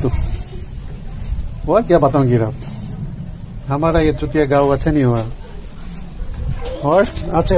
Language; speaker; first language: Hindi; non-native, learner; Bangla